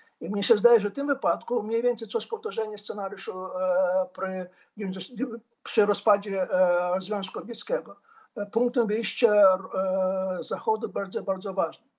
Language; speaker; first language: Polish; non-native, fluent; Ukrainian